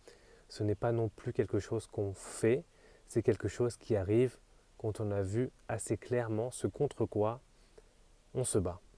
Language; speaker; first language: French; native; French